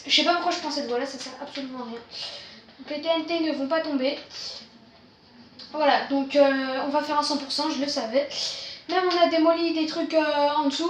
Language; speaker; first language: French; native; French